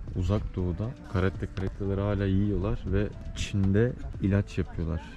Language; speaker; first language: Turkish; native; Turkish